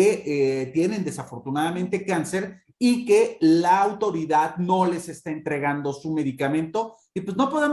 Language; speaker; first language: Spanish; native; Spanish